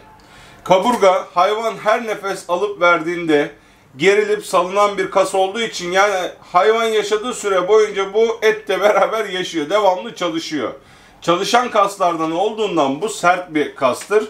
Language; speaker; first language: Turkish; native; Turkish